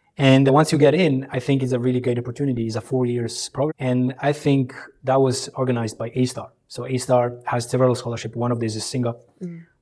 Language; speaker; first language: English; early bilingual, other home language; Albanian